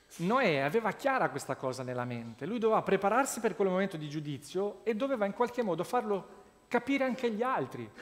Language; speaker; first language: Italian; non-native, fluent; Russian